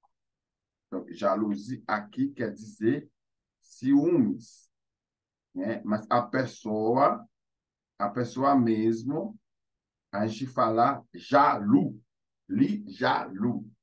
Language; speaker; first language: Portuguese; non-native, fluent; Haitian Creole